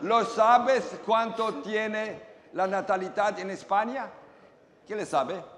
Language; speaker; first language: Spanish; non-native, learner; Romanian